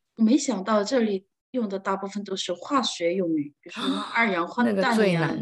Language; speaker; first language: Chinese; non-native, fluent; Korean